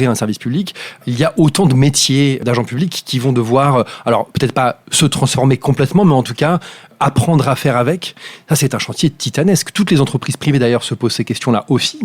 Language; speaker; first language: French; native; French